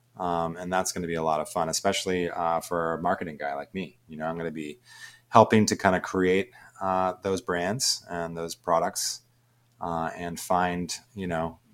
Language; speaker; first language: English; native; English